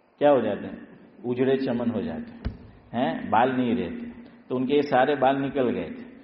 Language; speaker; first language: Urdu; non-native, local second language; Gujarati